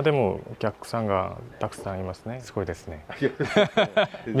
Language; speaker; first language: Japanese; non-native, learner; Korean